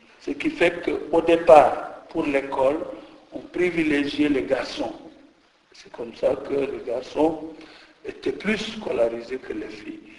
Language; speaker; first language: French; non-native, local second language; Jola-Fonyi